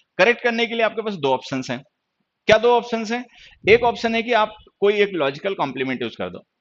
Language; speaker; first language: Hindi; native; Hindi